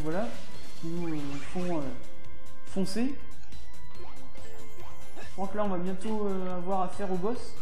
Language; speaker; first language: French; native; French